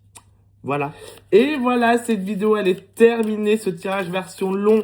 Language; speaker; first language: French; native; French